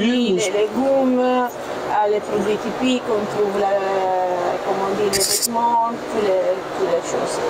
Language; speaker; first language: French; non-native, fluent; Italian